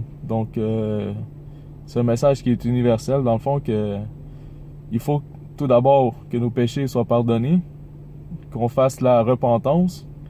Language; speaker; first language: French; native; French